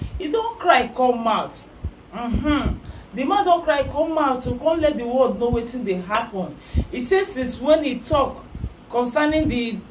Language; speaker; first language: Nigerian Pidgin; native; Nigerian Pidgin